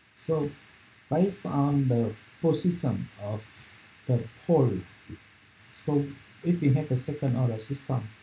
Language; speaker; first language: English; non-native, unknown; Vietnamese